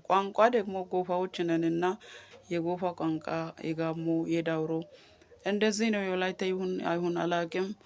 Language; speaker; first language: Amharic; non-native, local second language; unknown